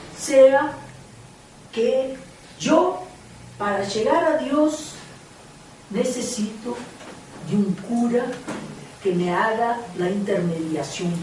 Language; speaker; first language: Spanish; non-native, fluent; Portuguese